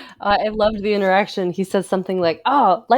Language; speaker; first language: English; native; English